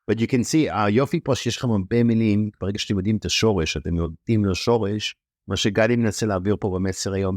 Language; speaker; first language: Hebrew; native; Hebrew